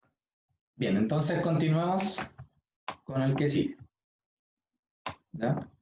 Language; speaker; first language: Spanish; native; Spanish